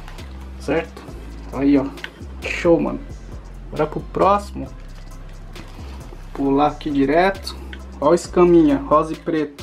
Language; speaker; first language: Portuguese; native; Portuguese